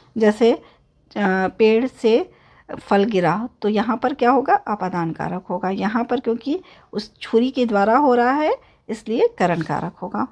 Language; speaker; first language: Hindi; native; Hindi